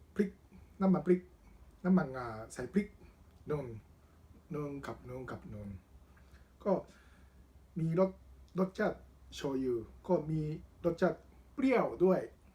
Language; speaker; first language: Thai; non-native, learner; Japanese